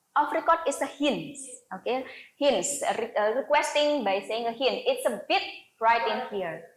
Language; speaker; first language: English; non-native, fluent; Indonesian